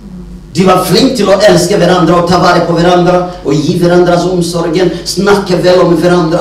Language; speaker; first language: Norwegian; non-native, fluent; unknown